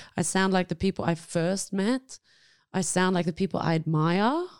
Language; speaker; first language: English; non-native, fluent; Arabic